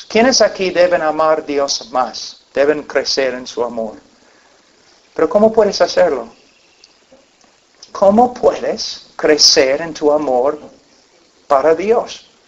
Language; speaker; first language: Spanish; non-native, fluent; English